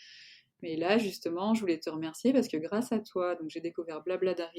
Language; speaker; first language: French; native; French